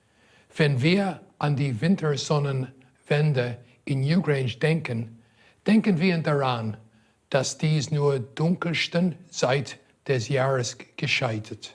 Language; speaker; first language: German; non-native, fluent; English